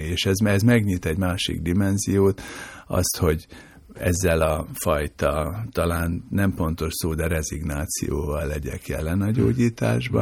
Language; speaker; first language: Hungarian; native; Hungarian